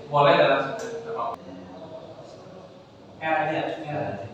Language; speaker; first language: Indonesian; native; Indonesian